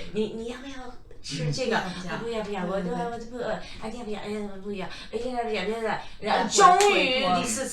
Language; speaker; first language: Chinese; non-native, fluent; English